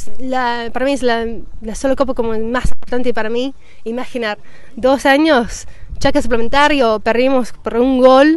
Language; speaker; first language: Spanish; non-native, fluent; English